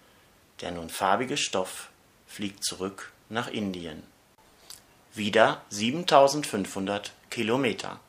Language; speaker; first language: German; native; German